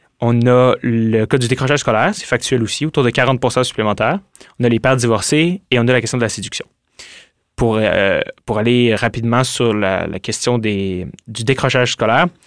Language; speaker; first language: French; native; French